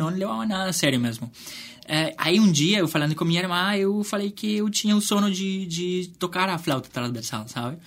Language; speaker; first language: Portuguese; non-native, fluent; Spanish